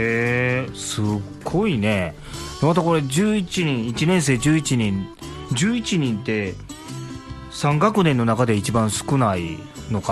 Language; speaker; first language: Japanese; native; Japanese